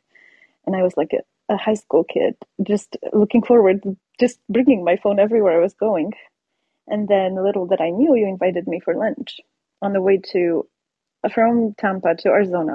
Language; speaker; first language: English; non-native, fluent; Polish